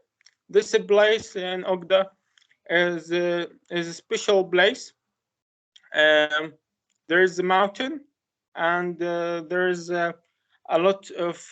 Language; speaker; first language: English; non-native, learner; Arabic